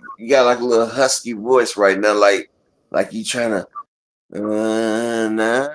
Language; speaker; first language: English; native; English